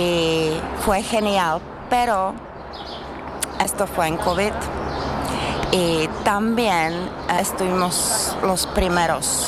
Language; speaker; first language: Spanish; non-native, learner; Czech